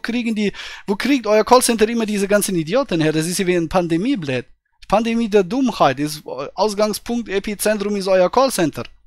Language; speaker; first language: German; native; German